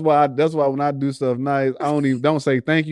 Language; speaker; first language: English; native; English